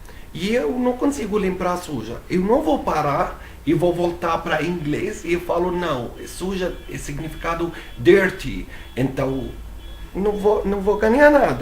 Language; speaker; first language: Portuguese; non-native, fluent; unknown